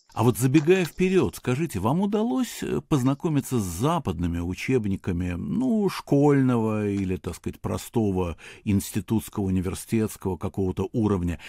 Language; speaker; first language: Russian; native; Russian